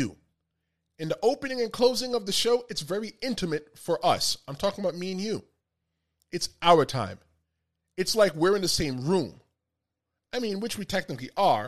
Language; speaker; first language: English; native; English